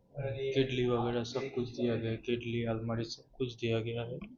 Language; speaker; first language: Hindi; non-native, local second language; Bangla